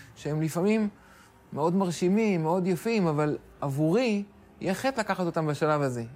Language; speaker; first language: Hebrew; native; Hebrew